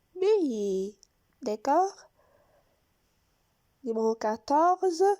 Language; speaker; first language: French; non-native, fluent; Arabic